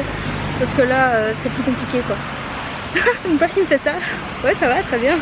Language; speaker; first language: French; native; French